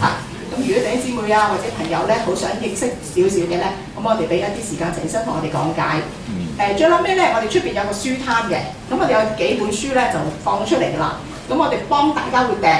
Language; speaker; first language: Cantonese; native; Cantonese